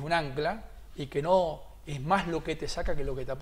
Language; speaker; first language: Spanish; native; Spanish